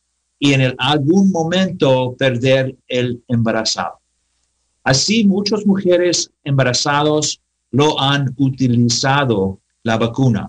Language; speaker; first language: Spanish; non-native, learner; English